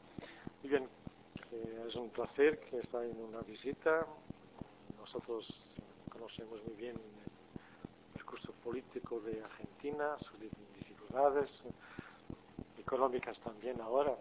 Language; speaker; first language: Spanish; non-native, fluent; Portuguese